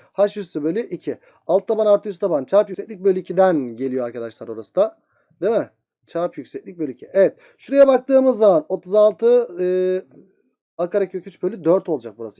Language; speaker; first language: Turkish; native; Turkish